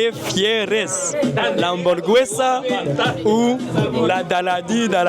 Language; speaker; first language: Spanish; non-native, learner; French